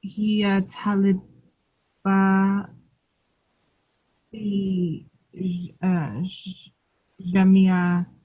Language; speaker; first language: Arabic; non-native, learner; English